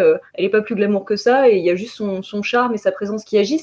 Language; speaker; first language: French; native; French